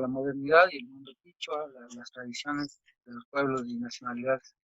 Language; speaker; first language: Spanish; non-native, local second language; Quechua